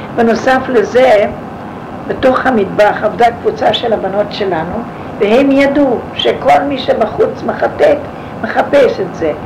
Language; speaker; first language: Hebrew; non-native, fluent; Yiddish